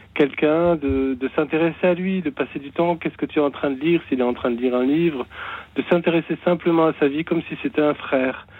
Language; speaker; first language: French; native; French